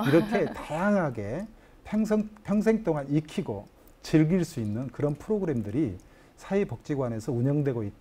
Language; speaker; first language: Korean; native; Korean